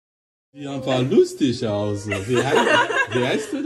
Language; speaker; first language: German; non-native, learner; Lingala